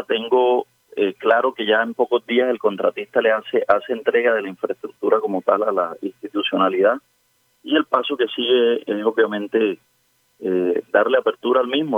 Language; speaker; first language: Spanish; native; Spanish